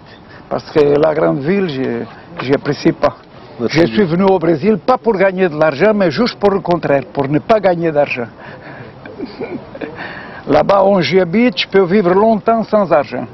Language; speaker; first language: French; non-native, fluent; Portuguese